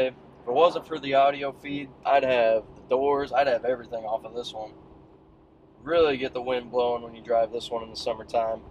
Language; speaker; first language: English; native; English